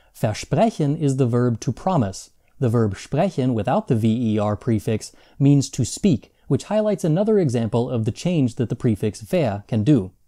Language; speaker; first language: English; native; English